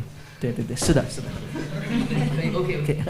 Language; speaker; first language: Chinese; native; Chinese